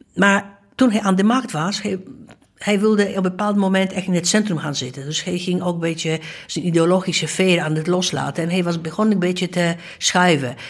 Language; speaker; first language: Dutch; non-native, fluent; Polish